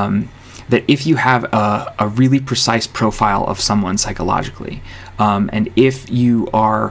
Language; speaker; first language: English; native; English